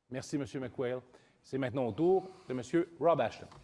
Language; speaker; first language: French; native; French